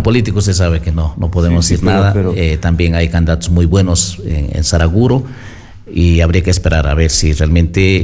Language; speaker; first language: Spanish; native; Spanish